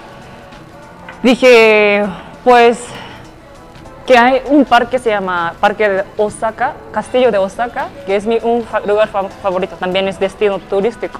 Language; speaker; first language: Spanish; non-native, fluent; Japanese